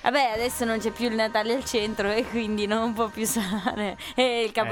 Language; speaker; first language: Italian; native; Italian